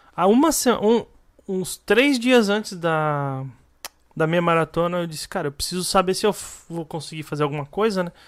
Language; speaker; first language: Portuguese; native; Portuguese